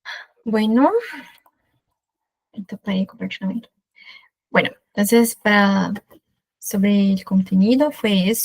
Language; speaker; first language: Spanish; non-native, fluent; Portuguese